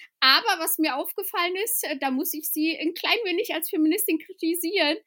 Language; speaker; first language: German; early bilingual, other home language; Albanian